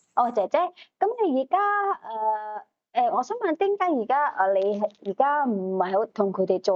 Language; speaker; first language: Cantonese; native; Cantonese